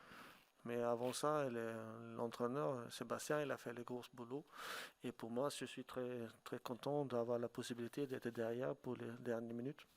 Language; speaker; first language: French; non-native, fluent; Swedish